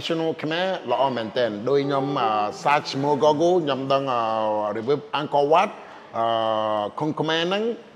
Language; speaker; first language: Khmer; non-native, fluent; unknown